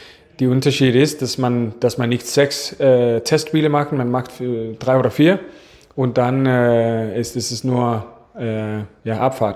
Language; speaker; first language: German; non-native, fluent; Danish